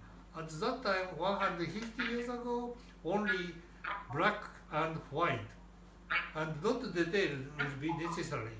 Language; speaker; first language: English; non-native, learner; Japanese